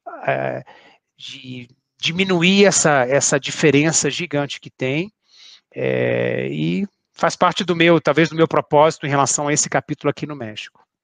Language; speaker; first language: Portuguese; native; Portuguese